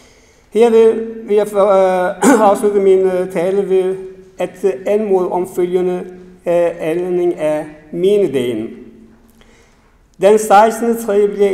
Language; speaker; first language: Danish; non-native, fluent; Kurdish